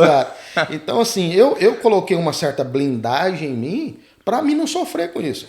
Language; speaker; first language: Portuguese; native; Portuguese